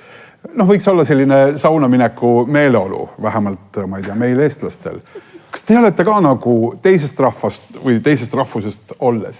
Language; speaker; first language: Estonian; native; Estonian